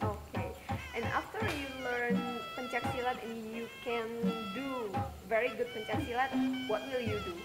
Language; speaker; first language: English; non-native, fluent; Indonesian